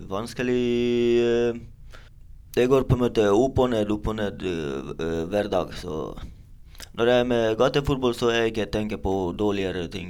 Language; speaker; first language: Norwegian; non-native, learner; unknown